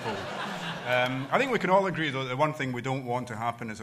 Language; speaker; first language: English; native; English